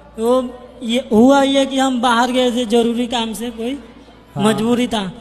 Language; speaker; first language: Hindi; native; Hindi